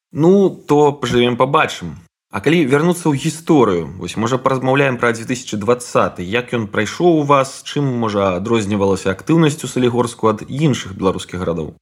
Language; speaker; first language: Belarusian; non-native, local second language; Russian